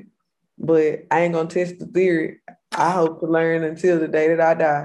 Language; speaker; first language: English; native; English